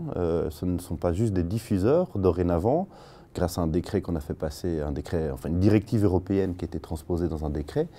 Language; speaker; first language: French; native; French